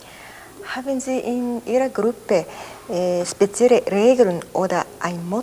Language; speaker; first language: German; non-native, fluent; Japanese